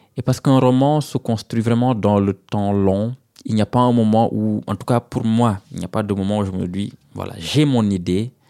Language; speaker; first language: French; non-native, local second language; Serer